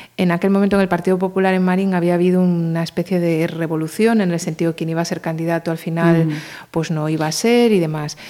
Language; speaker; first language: Spanish; native; Spanish